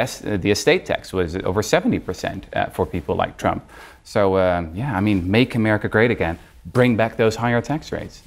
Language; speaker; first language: English; non-native, fluent; Dutch